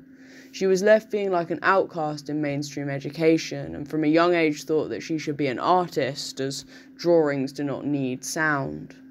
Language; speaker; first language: English; native; English